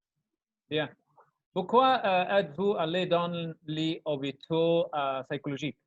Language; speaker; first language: French; non-native, learner; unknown